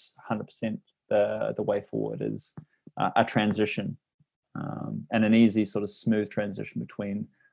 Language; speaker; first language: English; native; English